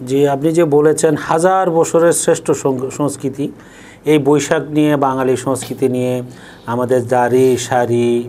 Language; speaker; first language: Bangla; native; Bangla